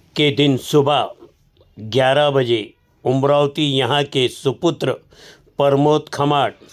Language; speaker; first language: Hindi; non-native, local second language; Marathi